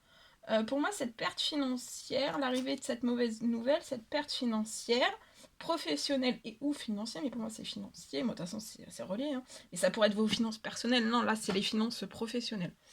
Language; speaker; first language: French; native; French